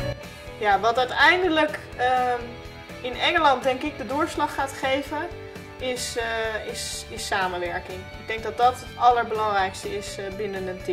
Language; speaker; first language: Dutch; native; Dutch